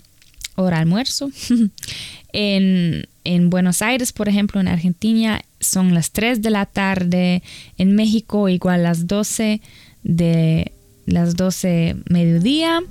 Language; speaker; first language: Spanish; non-native, fluent; German